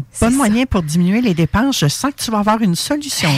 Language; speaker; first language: French; native; French